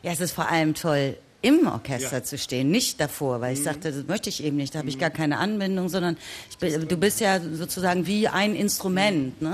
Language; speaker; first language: German; native; German